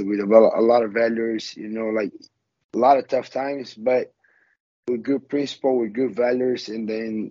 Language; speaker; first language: English; non-native, learner; Portuguese